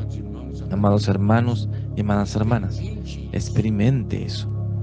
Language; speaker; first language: Spanish; non-native, fluent; Portuguese